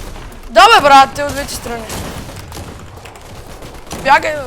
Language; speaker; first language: Bulgarian; native; Bulgarian